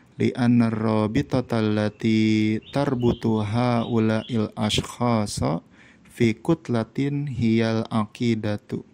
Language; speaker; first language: Arabic; non-native, fluent; Indonesian